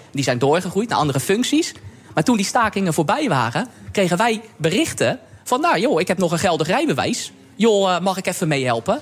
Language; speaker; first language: Dutch; native; Dutch